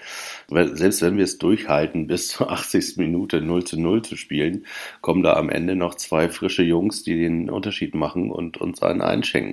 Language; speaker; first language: German; native; German